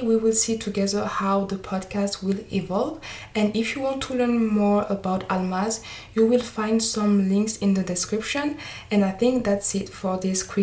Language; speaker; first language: English; non-native, fluent; French